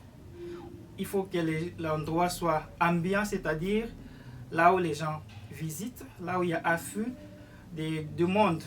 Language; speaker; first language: French; non-native, local second language; Lingala